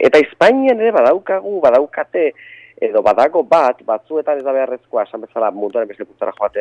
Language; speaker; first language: Basque; native; Basque